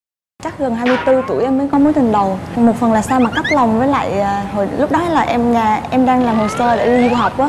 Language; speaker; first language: Vietnamese; native; Vietnamese